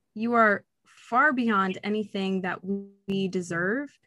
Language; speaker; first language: English; early bilingual, other home language; Spanish